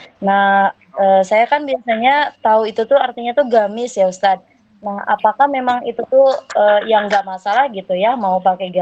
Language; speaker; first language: Indonesian; native; Indonesian